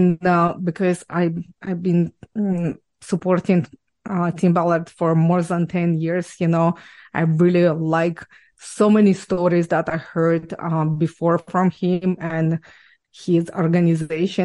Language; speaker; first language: English; non-native, fluent; Ukrainian